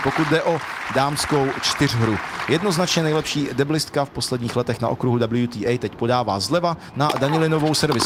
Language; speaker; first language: Czech; native; Czech